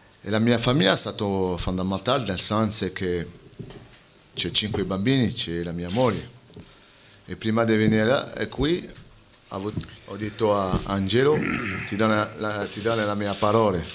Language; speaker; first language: Italian; non-native, fluent; French